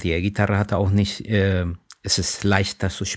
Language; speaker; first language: German; non-native, fluent; Spanish